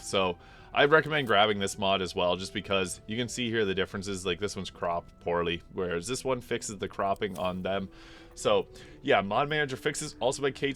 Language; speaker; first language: English; native; English